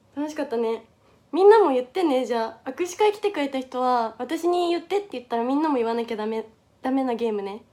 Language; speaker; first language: Japanese; native; Japanese